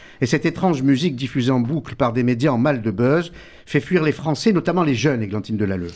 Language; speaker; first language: French; native; French